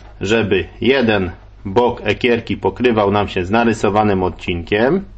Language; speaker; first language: Polish; native; Polish